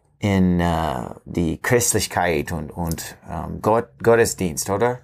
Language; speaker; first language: German; non-native, fluent; English